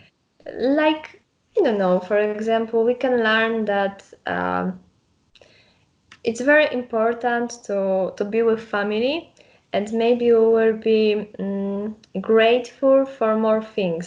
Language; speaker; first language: English; non-native, learner; Polish